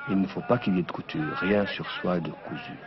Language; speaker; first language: French; non-native, local second language; Arabic